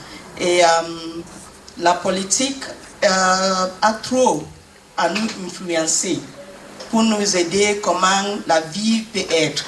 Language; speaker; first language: French; non-native, fluent; English